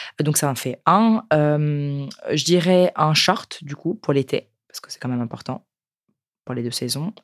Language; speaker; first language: French; native; French